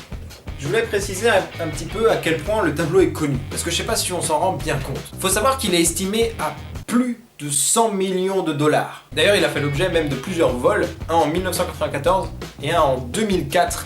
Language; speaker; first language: French; native; French